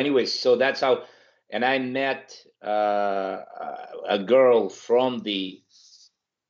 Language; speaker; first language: English; non-native, fluent; Ukrainian